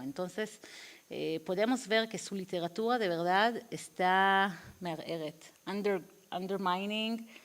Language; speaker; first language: Spanish; non-native, fluent; Hebrew